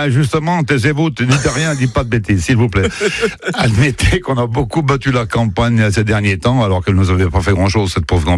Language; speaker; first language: French; native; French